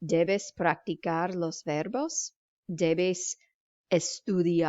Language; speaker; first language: Spanish; non-native, fluent; English